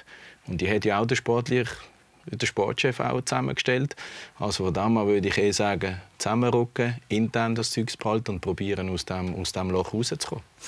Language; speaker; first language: German; native; German